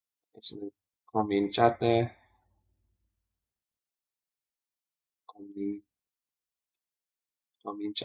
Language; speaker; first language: Italian; non-native, learner; English